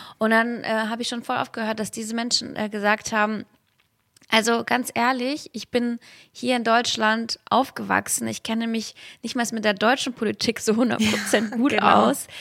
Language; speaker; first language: German; early bilingual, other home language; Russian